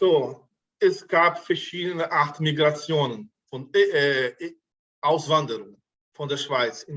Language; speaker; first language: German; non-native, fluent; Portuguese